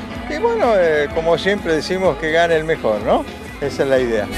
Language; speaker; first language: Spanish; native; Spanish